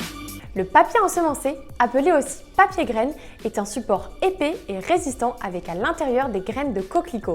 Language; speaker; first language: French; native; French